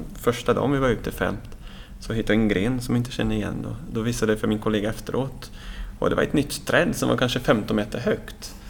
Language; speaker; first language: Swedish; non-native, fluent; Portuguese